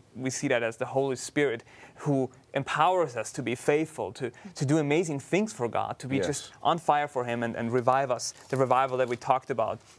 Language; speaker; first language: English; non-native, fluent; German